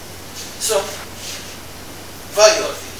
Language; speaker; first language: Swedish; non-native, fluent; Russian